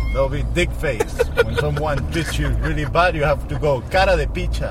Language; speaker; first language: English; non-native, fluent; Spanish